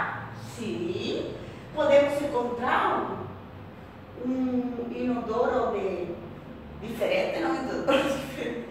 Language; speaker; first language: Portuguese; non-native, fluent; Spanish